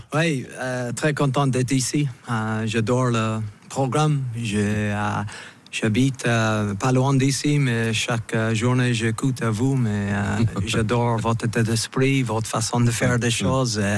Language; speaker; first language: French; non-native, fluent; English